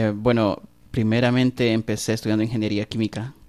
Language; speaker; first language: Spanish; native; Spanish